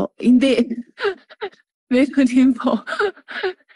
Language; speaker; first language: Filipino; non-native, learner; Chinese